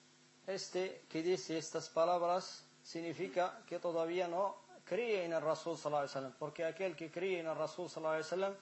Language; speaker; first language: Spanish; non-native, fluent; Arabic